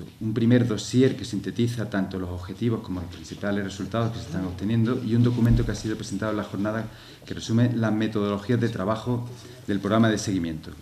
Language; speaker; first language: Spanish; native; Spanish